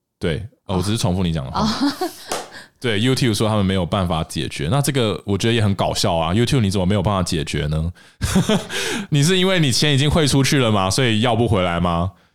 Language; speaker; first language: Chinese; native; Chinese